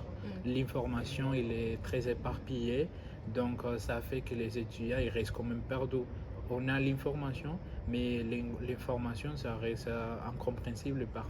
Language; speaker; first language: French; non-native, fluent; Spanish